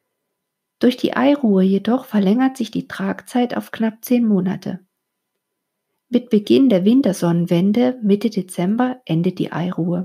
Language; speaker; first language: German; native; German